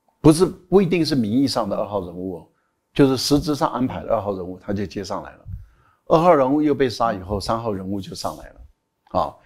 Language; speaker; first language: Chinese; native; Chinese